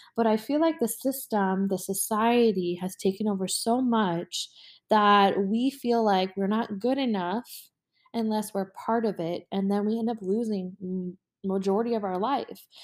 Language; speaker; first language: English; native; English